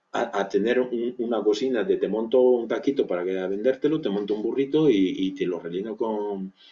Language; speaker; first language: Spanish; early bilingual, other home language; French